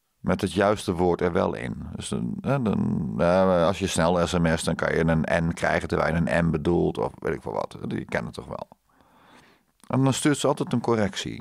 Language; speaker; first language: Dutch; native; Dutch